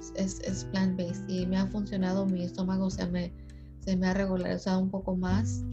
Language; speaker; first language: Spanish; early bilingual, heritage; Spanish